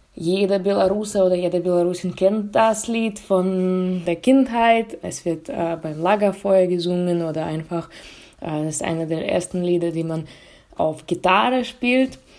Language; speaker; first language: German; non-native, fluent; Russian